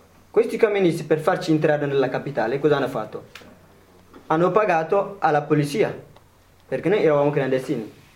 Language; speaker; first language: Italian; non-native, fluent; Tigrinya